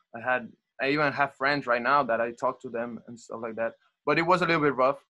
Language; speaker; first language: English; non-native, fluent; Spanish